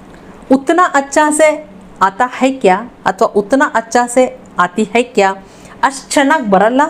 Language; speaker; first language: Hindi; non-native, local second language; Kannada